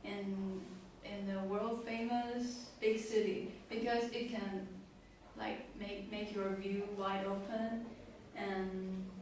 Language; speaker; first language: English; non-native, learner; Chinese